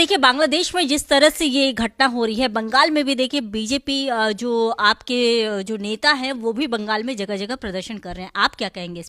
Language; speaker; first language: Hindi; native; Hindi